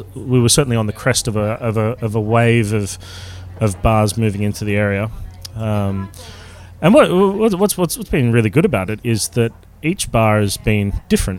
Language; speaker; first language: English; native; English